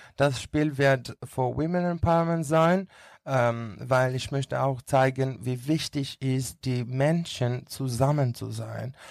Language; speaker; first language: German; non-native, learner; Greek